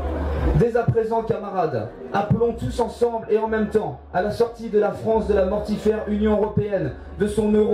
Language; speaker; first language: French; native; French